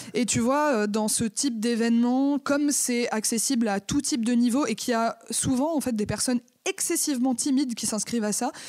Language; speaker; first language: French; native; French